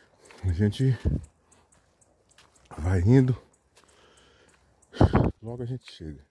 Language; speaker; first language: Portuguese; native; Portuguese